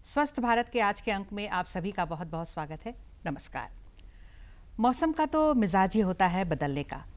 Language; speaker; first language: Hindi; native; Hindi